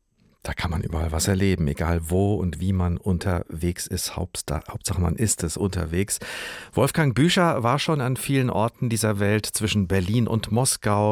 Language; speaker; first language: German; native; German